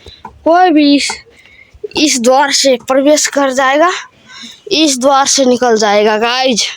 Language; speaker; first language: Hindi; non-native, local second language; Maithili